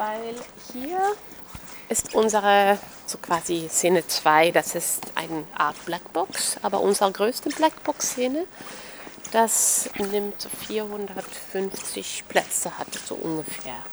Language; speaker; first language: German; non-native, fluent; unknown